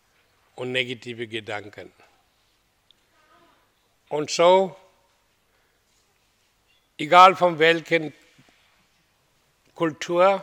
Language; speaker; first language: German; non-native, learner; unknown